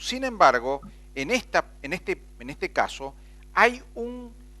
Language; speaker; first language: Spanish; native; Spanish